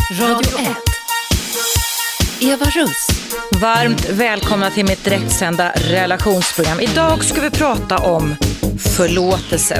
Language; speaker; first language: Swedish; native; Swedish